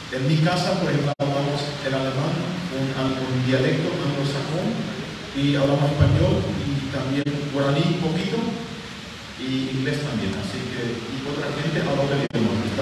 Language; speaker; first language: Spanish; non-native, local second language; German